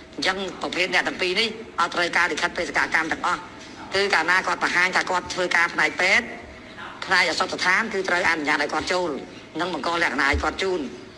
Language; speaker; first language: Khmer; native; Khmer